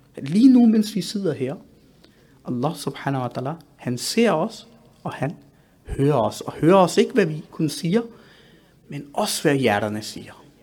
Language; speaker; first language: Danish; early bilingual, other home language; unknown